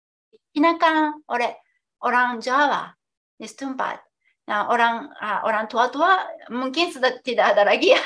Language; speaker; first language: Indonesian; non-native, fluent; Japanese